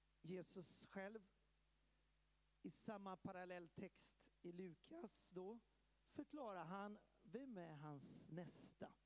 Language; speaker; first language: Swedish; early bilingual, heritage; Swedish